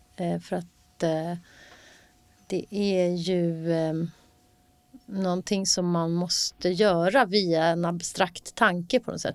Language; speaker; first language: Swedish; native; Swedish